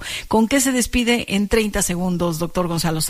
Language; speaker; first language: Spanish; native; Spanish